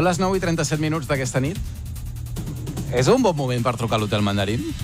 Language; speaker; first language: Catalan; native; Catalan